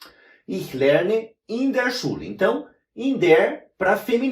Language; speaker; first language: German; non-native, fluent; Portuguese